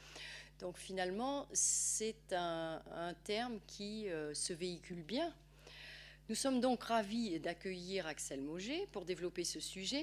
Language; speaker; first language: French; native; French